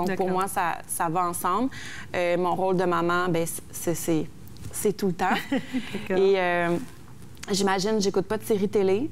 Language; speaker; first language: French; native; French